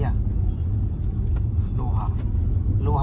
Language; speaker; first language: Indonesian; non-native, learner; Hindi